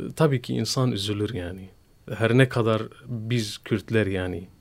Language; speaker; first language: Turkish; non-native, fluent; Kurdish